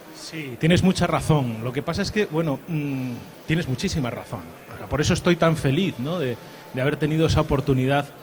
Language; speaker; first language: Spanish; native; Spanish